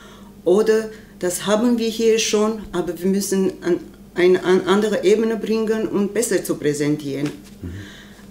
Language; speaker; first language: German; non-native, learner; Armenian